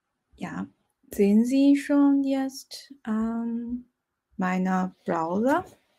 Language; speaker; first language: German; non-native, fluent; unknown